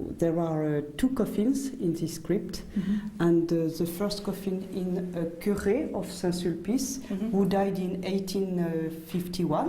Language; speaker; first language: English; non-native, learner; French